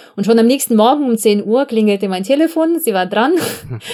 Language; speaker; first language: German; non-native, fluent; Russian